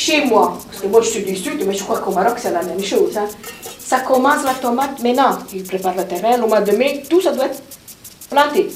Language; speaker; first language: French; non-native, fluent; Italian